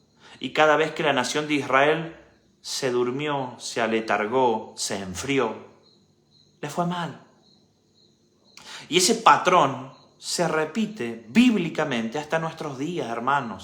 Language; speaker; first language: Spanish; native; Spanish